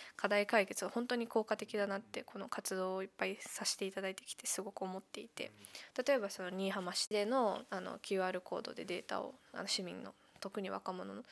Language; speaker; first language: Japanese; native; Japanese